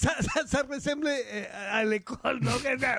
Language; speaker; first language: French; non-native, fluent; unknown